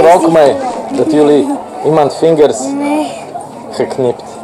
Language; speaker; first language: Dutch; non-native, learner; Polish